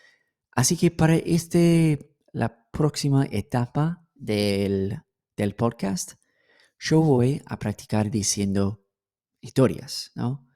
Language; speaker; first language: Spanish; non-native, fluent; English